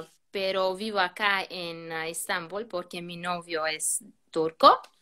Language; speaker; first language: Spanish; non-native, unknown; Albanian